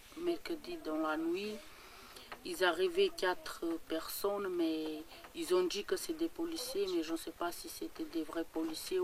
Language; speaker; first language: French; non-native, learner; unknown